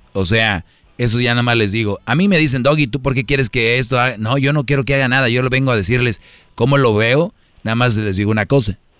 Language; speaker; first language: Spanish; native; Spanish